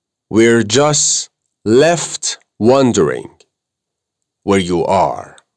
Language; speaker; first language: English; non-native, fluent; Persian